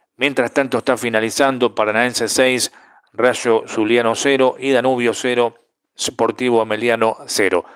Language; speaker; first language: Spanish; native; Spanish